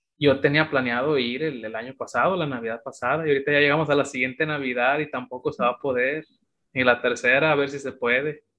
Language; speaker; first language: Spanish; native; Spanish